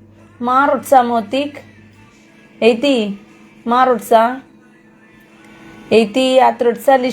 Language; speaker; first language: Hebrew; non-native, learner; Malayalam